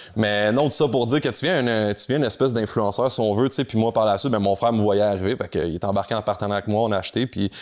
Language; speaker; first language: French; native; French